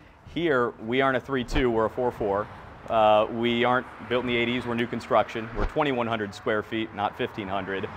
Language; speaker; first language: English; native; English